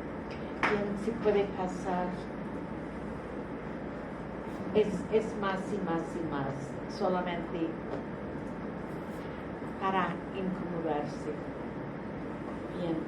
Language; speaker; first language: Spanish; non-native, fluent; English